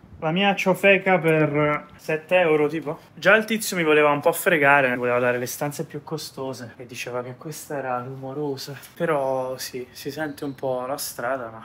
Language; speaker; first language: Italian; native; Italian